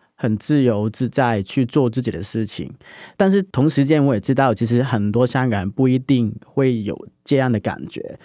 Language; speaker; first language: Chinese; non-native, local second language; Cantonese